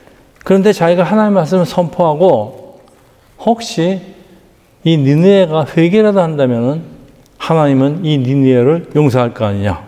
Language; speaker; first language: Korean; native; Korean